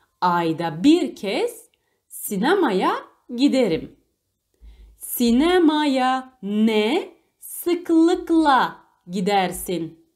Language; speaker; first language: Turkish; non-native, fluent; Arabic